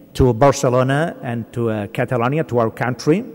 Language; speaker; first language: English; non-native, fluent; Catalan